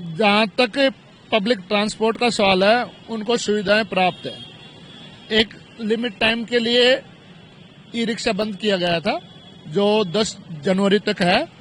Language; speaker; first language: Hindi; native; Hindi